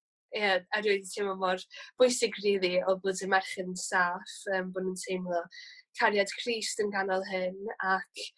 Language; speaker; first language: Welsh; native; Welsh